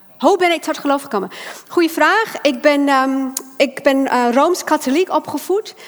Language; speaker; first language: Dutch; non-native, fluent; English